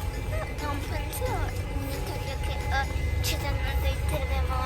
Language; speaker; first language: Italian; early bilingual, other home language; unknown